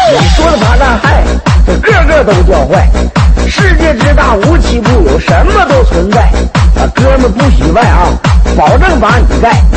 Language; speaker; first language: Chinese; native; Chinese